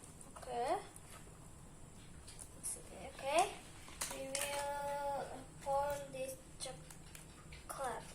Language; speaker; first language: English; non-native, learner; Indonesian